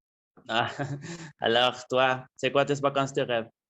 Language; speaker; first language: French; non-native, learner; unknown